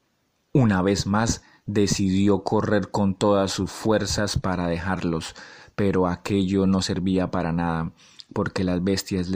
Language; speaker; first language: Spanish; native; Spanish